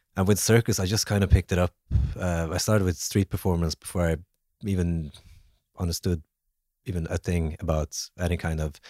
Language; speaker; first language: English; non-native, fluent; Swedish